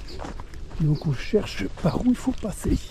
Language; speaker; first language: French; native; French